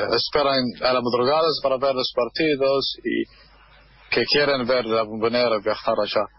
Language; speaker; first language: Spanish; non-native, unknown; Arabic